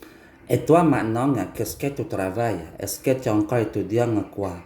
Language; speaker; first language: French; non-native, learner; Indonesian